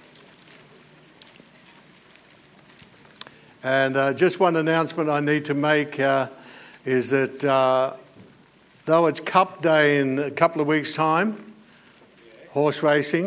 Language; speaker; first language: English; native; English